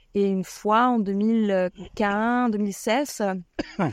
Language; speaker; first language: French; non-native, fluent; Spanish